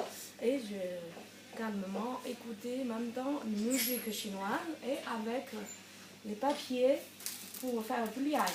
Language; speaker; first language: French; non-native, learner; Chinese